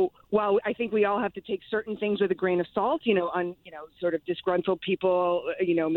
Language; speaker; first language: English; native; English